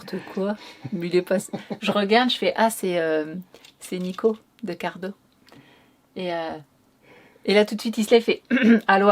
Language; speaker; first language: French; native; French